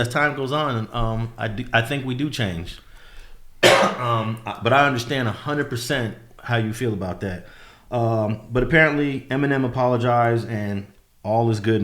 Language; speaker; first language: English; native; English